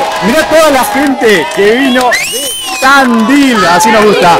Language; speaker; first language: Spanish; native; Spanish